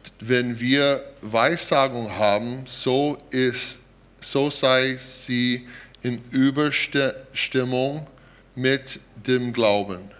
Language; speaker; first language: German; non-native, fluent; English